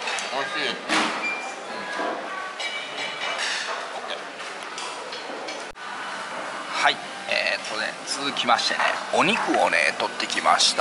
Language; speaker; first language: Japanese; native; Japanese